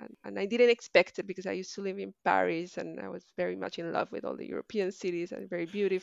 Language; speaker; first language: English; non-native, fluent; Spanish